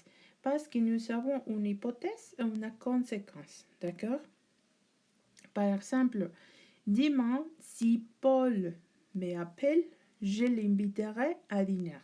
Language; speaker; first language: French; non-native, learner; Spanish